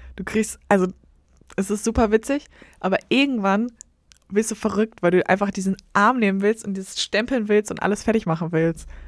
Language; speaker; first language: German; native; German